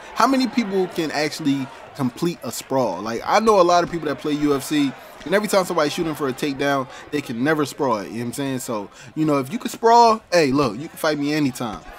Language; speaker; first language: English; native; English